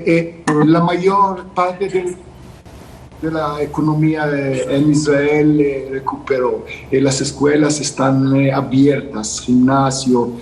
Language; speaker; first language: Spanish; non-native, fluent; Hebrew